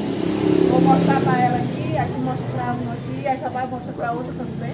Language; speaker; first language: Portuguese; native; Portuguese